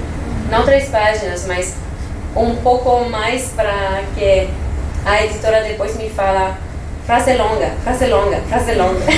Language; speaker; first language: Portuguese; non-native, fluent; French